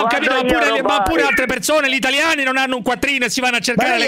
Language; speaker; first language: Italian; native; Italian